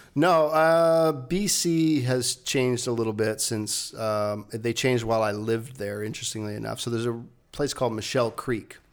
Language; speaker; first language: English; native; English